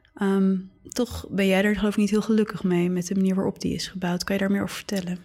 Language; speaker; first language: Dutch; native; Dutch